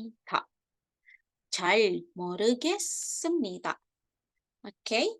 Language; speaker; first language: Korean; non-native, fluent; Indonesian